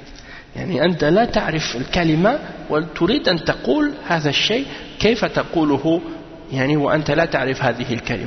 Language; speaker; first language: Arabic; non-native, fluent; French